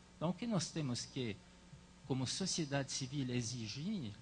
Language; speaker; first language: Portuguese; non-native, fluent; French